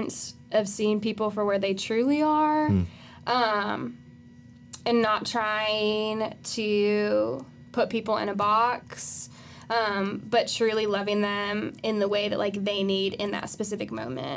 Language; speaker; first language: English; native; English